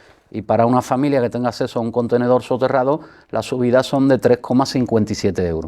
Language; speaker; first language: Spanish; native; Spanish